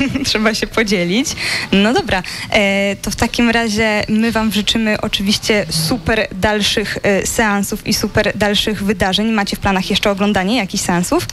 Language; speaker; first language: Polish; native; Polish